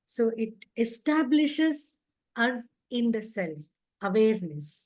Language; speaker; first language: English; non-native, local second language; Kannada